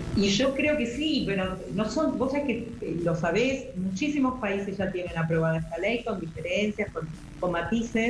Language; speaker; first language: Spanish; native; Spanish